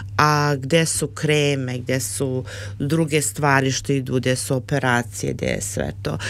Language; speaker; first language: Serbian; early bilingual, heritage; Serbian